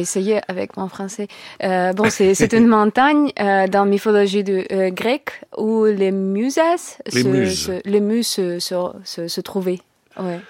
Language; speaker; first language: French; non-native, learner; Russian